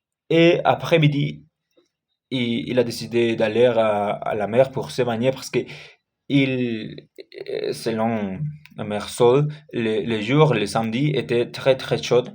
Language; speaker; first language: French; non-native, learner; Spanish